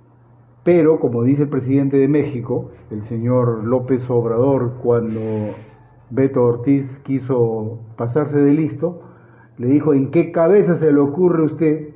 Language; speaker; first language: Spanish; native; Spanish